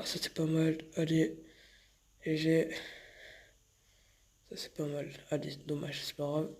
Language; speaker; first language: French; native; French